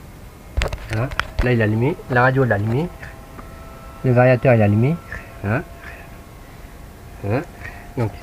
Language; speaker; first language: French; native; French